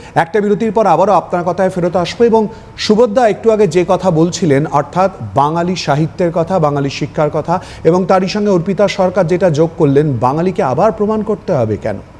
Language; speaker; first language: Bangla; native; Bangla